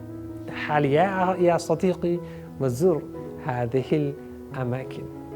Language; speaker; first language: Arabic; non-native, fluent; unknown